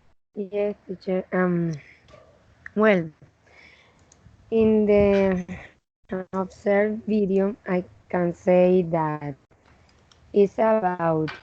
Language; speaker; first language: English; non-native, learner; Spanish